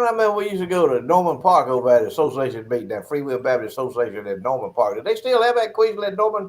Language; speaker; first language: English; native; English